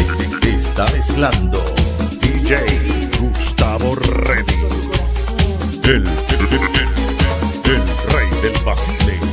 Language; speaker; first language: Spanish; native; Spanish